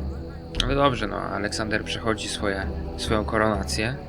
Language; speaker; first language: Polish; native; Polish